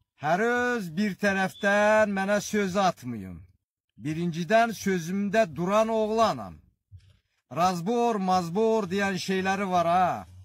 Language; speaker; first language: Azerbaijani; early bilingual, heritage; Azerbaijani